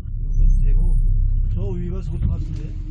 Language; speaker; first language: Korean; native; Korean